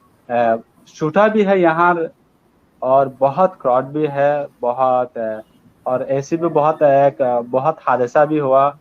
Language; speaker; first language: Hindi; non-native, learner; Rohingya